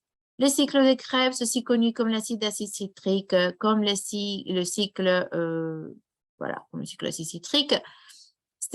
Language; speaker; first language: French; non-native, fluent; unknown